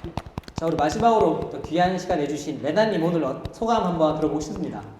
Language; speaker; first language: Korean; native; Korean